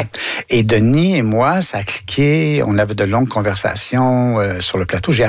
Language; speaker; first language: French; native; French